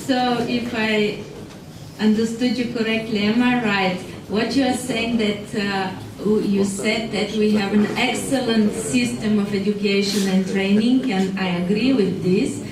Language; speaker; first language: English; non-native, fluent; Bulgarian